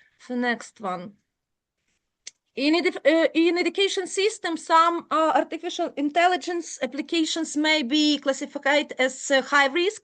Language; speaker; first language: English; non-native, learner; Ukrainian